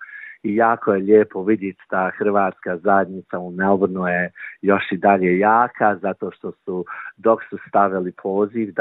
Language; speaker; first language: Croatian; early bilingual, heritage; Croatian